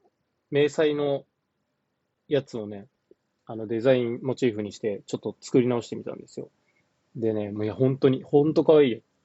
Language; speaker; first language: Japanese; native; Japanese